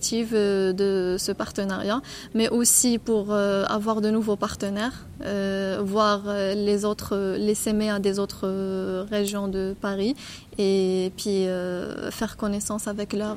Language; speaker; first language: French; non-native, local second language; Arabic